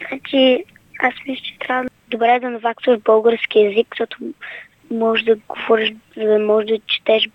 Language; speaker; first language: Bulgarian; early bilingual, heritage; Bulgarian